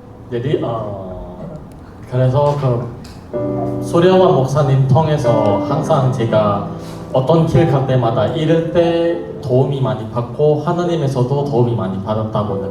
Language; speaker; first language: Korean; non-native, fluent; Indonesian